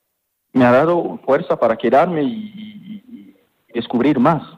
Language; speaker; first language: Spanish; non-native, fluent; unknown